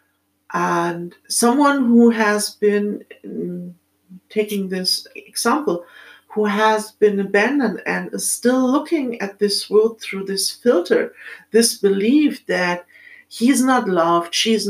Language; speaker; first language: English; non-native, fluent; German